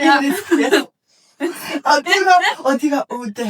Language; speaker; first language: Danish; non-native, learner; Spanish